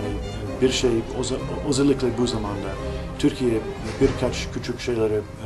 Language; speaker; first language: Turkish; non-native, learner; English